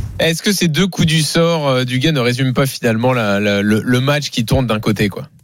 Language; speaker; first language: French; native; French